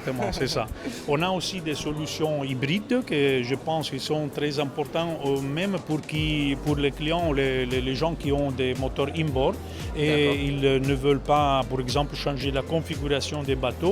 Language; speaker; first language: French; non-native, fluent; Italian